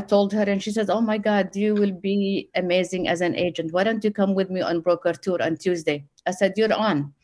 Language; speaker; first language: English; non-native, fluent; Arabic